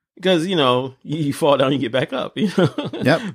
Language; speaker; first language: English; native; English